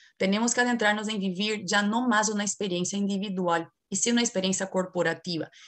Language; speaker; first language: Spanish; non-native, fluent; Portuguese